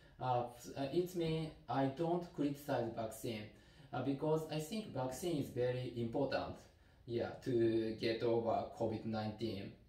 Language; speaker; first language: English; non-native, learner; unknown